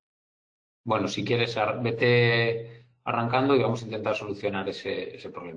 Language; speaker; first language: Spanish; native; Spanish